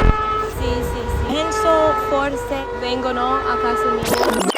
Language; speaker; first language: Italian; non-native, learner; English